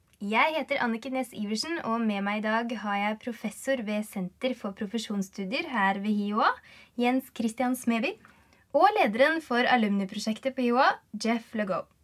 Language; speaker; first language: Norwegian; native; Norwegian